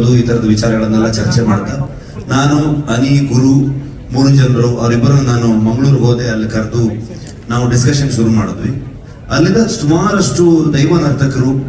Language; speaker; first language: Kannada; native; Kannada